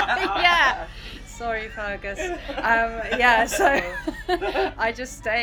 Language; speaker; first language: English; native; English